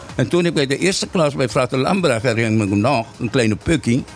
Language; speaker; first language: Dutch; non-native, fluent; Papiamento